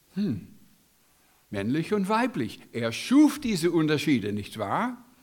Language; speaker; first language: German; non-native, fluent; English